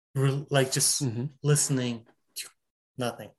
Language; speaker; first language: English; early bilingual, other home language; Romanian